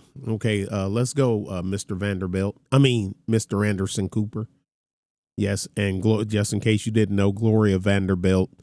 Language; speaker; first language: English; native; English